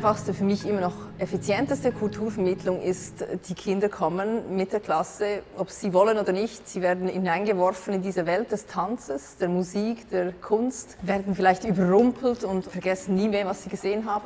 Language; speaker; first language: German; native; German